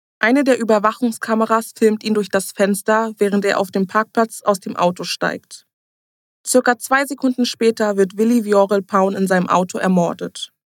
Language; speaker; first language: German; early bilingual, other home language; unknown